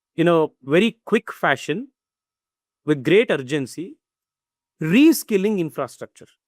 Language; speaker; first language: English; non-native, local second language; Kannada